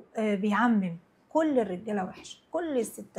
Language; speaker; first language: Arabic; native; Arabic